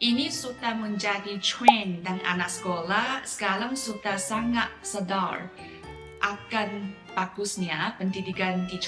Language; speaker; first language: Indonesian; non-native, fluent; Chinese